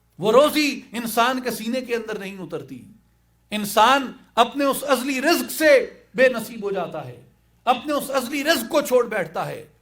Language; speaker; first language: Urdu; non-native, local second language; Saraiki